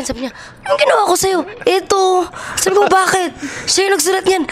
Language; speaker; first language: Filipino; non-native, local second language; Cebuano